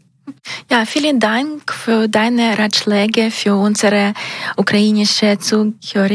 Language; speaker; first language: German; non-native, learner; Ukrainian